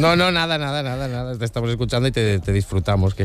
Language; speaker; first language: Spanish; native; Spanish